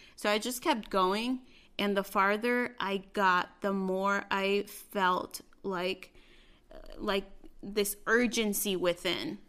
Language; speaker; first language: English; early bilingual, other home language; Spanish